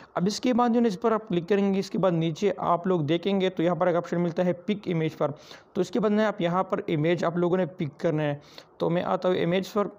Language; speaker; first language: Urdu; non-native, local second language; Pashto